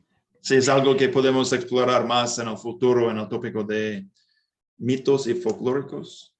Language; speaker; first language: Spanish; non-native, fluent; English